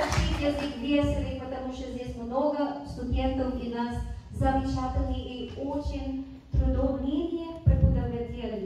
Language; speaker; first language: Russian; non-native, learner; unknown